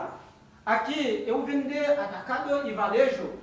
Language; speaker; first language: Portuguese; non-native, learner; Haitian Creole